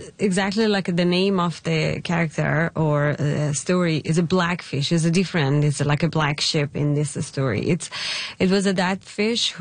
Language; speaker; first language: English; non-native, learner; Persian